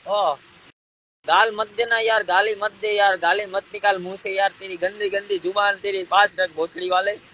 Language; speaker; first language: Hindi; non-native, local second language; Gujarati